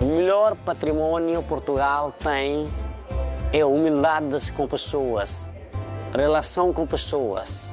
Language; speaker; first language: Portuguese; non-native, fluent; Nepali